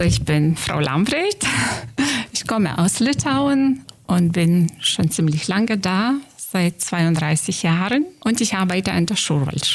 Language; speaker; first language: German; non-native, fluent; Lithuanian